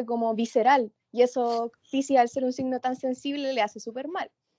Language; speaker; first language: Spanish; native; Spanish